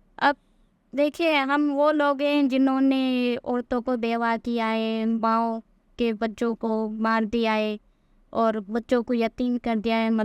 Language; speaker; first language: Urdu; non-native, local second language; Sindhi